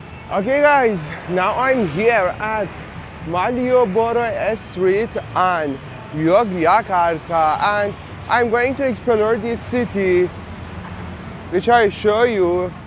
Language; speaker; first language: English; non-native, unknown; Persian